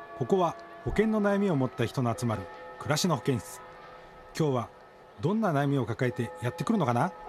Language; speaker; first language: Japanese; native; Japanese